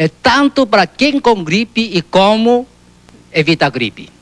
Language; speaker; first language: Portuguese; non-native, learner; Chinese